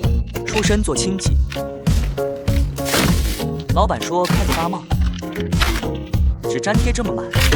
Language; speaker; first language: Chinese; native; Chinese